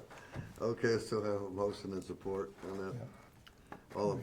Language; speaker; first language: English; native; English